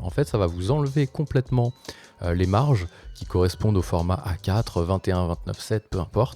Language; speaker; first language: French; native; French